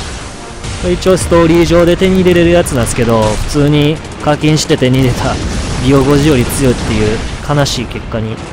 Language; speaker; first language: Japanese; native; Japanese